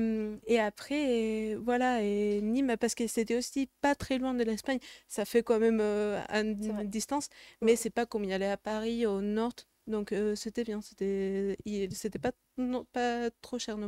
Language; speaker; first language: French; non-native, fluent; Spanish